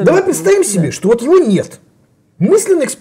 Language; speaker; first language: Russian; native; Russian